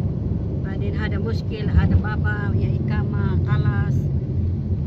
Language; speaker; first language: Arabic; non-native, learner; Filipino